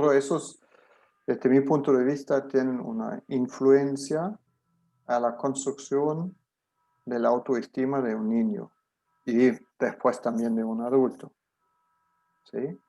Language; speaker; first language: Spanish; non-native, fluent; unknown